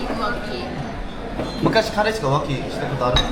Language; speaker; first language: Japanese; non-native, learner; Korean